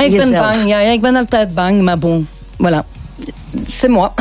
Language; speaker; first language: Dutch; non-native, local second language; French